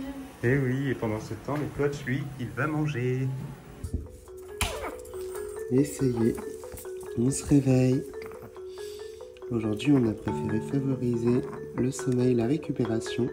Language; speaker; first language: French; native; French